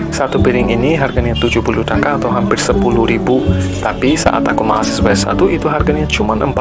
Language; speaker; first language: Indonesian; non-native, fluent; Bangla